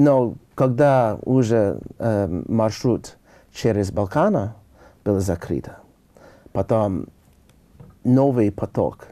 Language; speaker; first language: Russian; non-native, learner; English